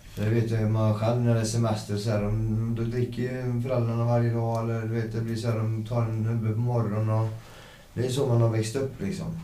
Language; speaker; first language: Swedish; native; Swedish